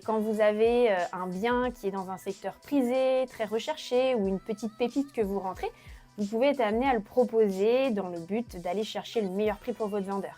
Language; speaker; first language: French; native; French